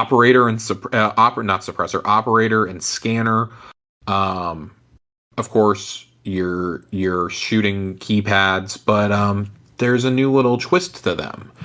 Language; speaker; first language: English; native; English